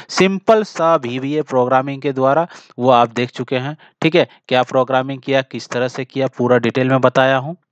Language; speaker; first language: Hindi; native; Hindi